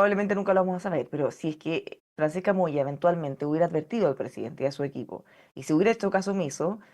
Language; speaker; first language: Spanish; native; Spanish